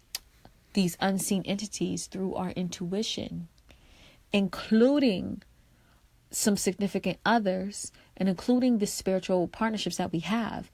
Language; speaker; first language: English; native; English